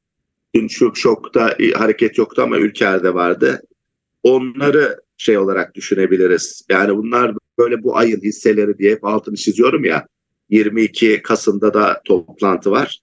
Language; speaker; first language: Turkish; native; Turkish